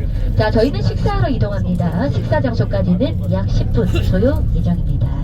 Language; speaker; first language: Korean; native; Korean